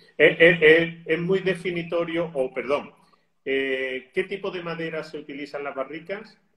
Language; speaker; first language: Spanish; native; Spanish